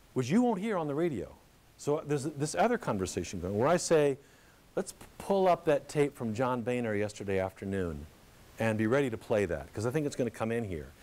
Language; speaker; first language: English; native; English